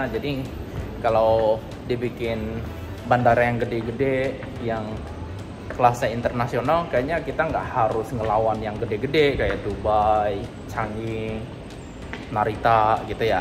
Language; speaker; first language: Indonesian; native; Indonesian